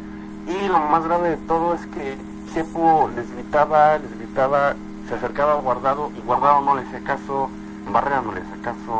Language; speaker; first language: Spanish; native; Spanish